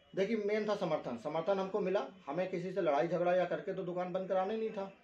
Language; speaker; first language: Hindi; native; Hindi